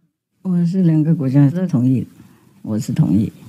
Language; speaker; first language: Chinese; non-native, fluent; Vietnamese